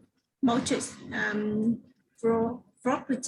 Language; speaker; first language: English; non-native, learner; Vietnamese